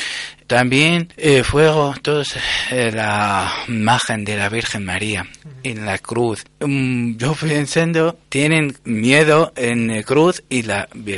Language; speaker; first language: Spanish; non-native, learner; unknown